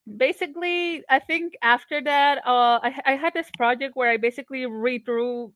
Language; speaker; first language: English; non-native, fluent; Spanish